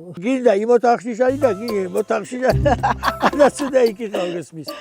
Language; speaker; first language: Georgian; native; Georgian